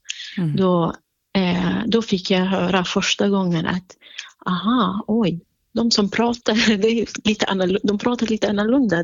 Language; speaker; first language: Swedish; non-native, fluent; Central Kurdish